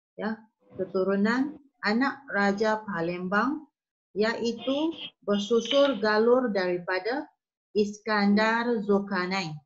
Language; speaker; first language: Malay; native; Malay